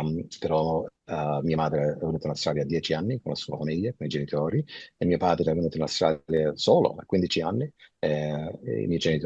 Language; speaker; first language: Italian; early bilingual, heritage; Italian